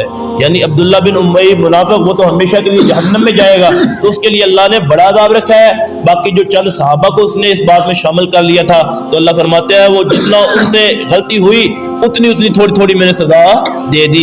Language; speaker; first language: Urdu; native; Urdu